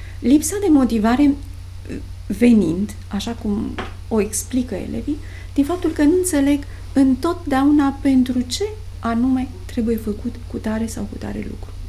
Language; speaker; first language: Romanian; native; Romanian